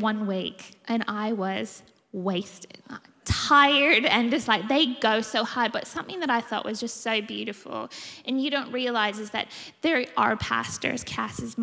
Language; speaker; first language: English; native; English